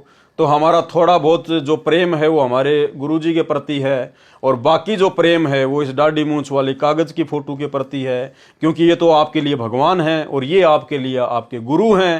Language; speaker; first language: Hindi; native; Hindi